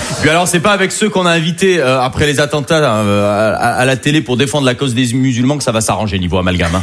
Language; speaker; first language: French; native; French